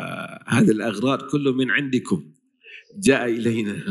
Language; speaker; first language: Arabic; non-native, fluent; Malay